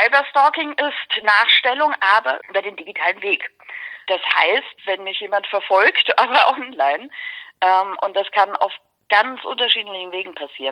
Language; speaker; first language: German; native; German